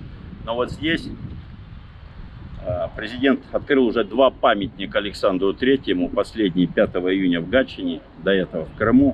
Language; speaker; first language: Russian; native; Russian